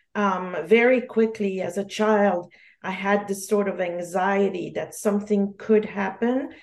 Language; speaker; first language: English; non-native, fluent; French